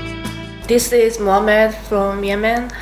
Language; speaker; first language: English; non-native, learner; Korean